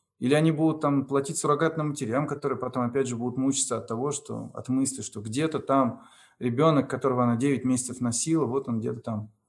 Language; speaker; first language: Russian; native; Russian